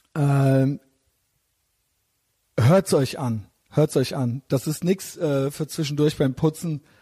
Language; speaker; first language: German; native; German